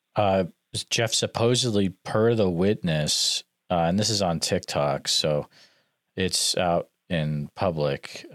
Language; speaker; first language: English; native; English